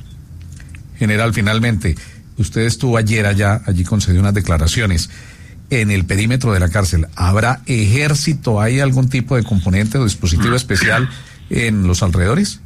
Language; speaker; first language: Spanish; native; Spanish